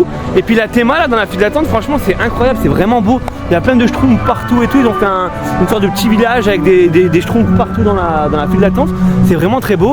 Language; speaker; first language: French; native; French